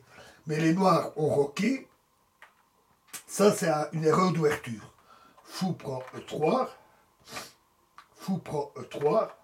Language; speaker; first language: French; native; French